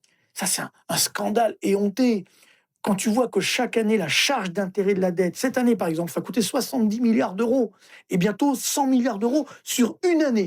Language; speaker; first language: French; native; French